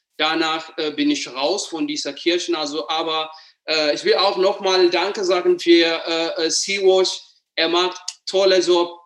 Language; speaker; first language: German; non-native, learner; Amharic